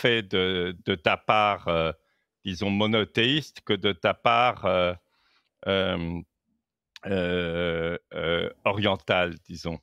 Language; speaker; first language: French; native; French